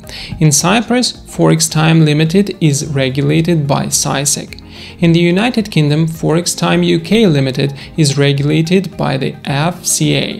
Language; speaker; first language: English; non-native, fluent; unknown